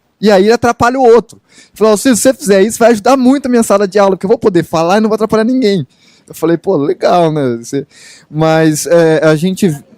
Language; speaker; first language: Portuguese; native; Portuguese